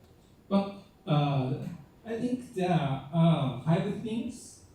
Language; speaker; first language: English; non-native, fluent; Japanese